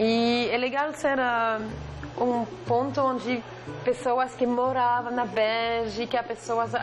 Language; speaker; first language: Portuguese; non-native, fluent; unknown